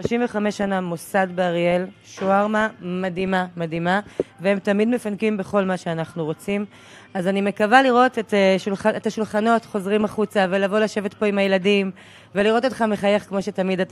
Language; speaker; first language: Hebrew; native; Hebrew